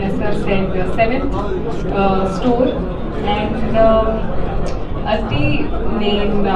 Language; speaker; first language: Telugu; non-native, learner; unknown